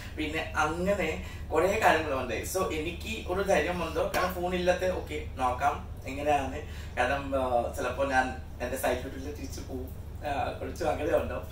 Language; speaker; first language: Malayalam; non-native, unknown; Assamese